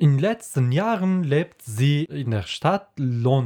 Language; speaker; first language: German; non-native, learner; Persian